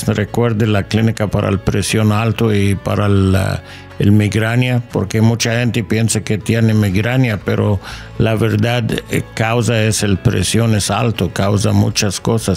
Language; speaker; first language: Spanish; non-native, learner; English